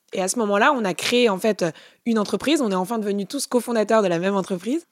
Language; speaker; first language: French; native; French